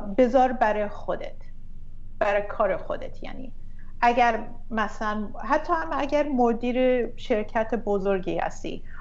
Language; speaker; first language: Persian; early bilingual, heritage; Persian